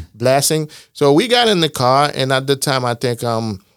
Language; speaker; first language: English; non-native, fluent; Haitian Creole